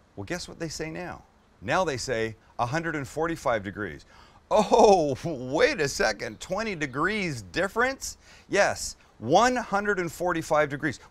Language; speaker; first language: English; native; English